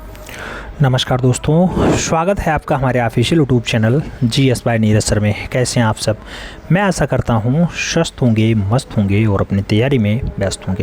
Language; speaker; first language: Hindi; native; Hindi